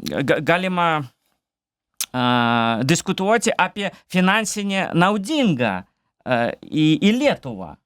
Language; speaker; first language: Lithuanian; non-native, learner; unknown